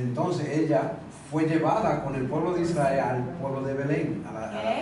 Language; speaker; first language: Spanish; native; Spanish